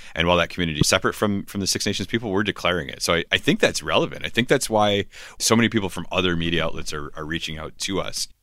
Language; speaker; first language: English; native; English